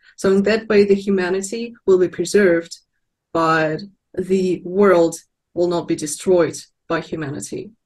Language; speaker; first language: English; non-native, fluent; Russian